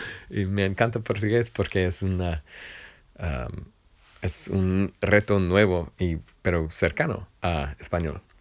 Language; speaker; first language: Spanish; non-native, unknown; English